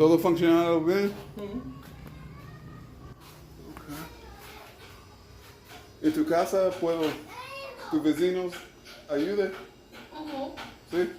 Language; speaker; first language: Spanish; non-native, learner; English